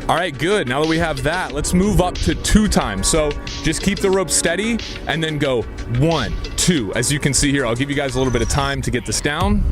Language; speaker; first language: English; native; English